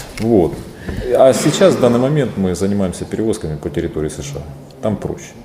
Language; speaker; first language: Russian; native; Russian